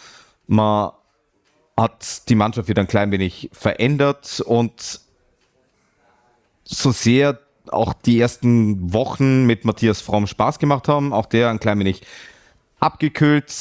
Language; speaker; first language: German; native; German